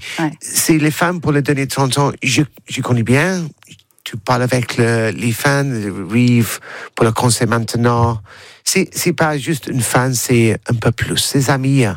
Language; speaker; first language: French; non-native, learner; English